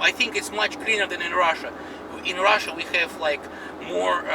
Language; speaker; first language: English; non-native, fluent; Russian